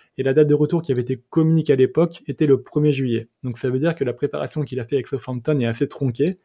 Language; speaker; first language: French; native; French